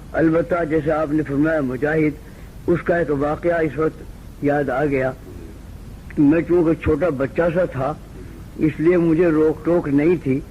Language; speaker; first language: Urdu; native; Urdu